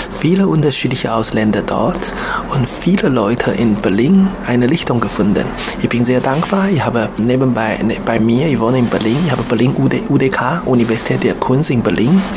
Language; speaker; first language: German; non-native, learner; Chinese